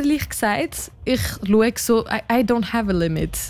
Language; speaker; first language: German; non-native, local second language; French